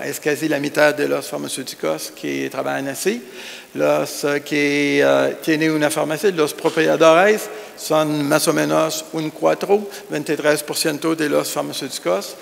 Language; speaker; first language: Spanish; non-native, learner; French